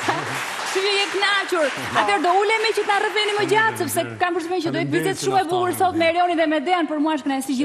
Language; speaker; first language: Albanian; native; Albanian